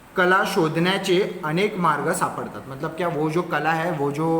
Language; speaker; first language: Hindi; non-native, local second language; Marathi